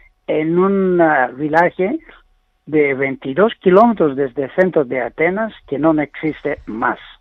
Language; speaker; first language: Spanish; non-native, learner; Greek